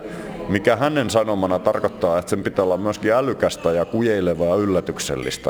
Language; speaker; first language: Finnish; native; Finnish